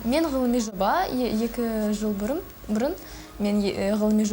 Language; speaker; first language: Kazakh; non-native, local second language; Russian